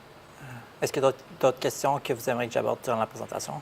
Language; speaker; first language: French; native; French